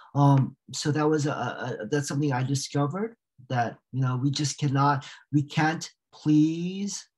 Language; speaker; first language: English; native; English